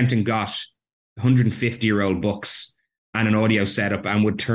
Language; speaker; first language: English; native; English